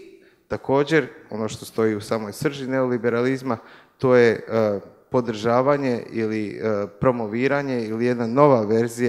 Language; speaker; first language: Croatian; native; Croatian